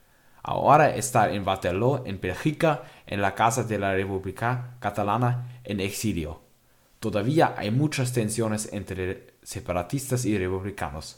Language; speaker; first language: Spanish; non-native, learner; German